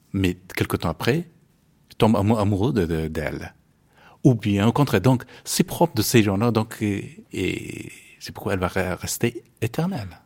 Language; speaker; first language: French; non-native, fluent; Persian